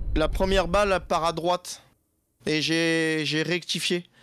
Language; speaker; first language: French; native; French